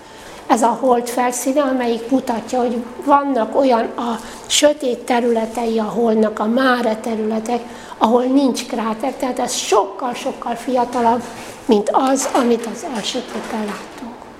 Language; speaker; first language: Hungarian; native; Hungarian